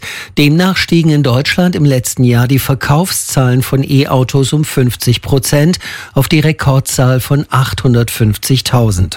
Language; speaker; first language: German; native; German